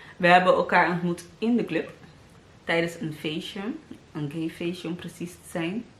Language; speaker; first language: Dutch; early bilingual, other home language; Papiamento